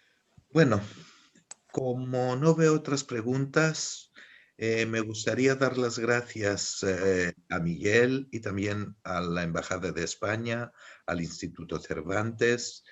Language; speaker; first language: Spanish; non-native, fluent; Greek